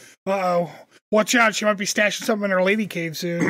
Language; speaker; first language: English; native; English